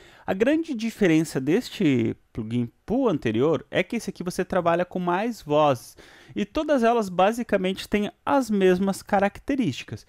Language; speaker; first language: Portuguese; native; Portuguese